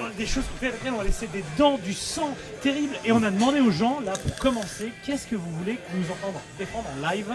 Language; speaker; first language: French; native; French